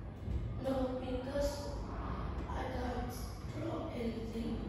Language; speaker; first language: English; non-native, learner; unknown